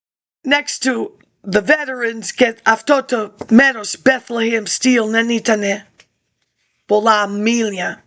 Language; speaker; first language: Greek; early bilingual, heritage; English